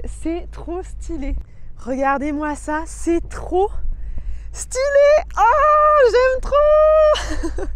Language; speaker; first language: French; native; French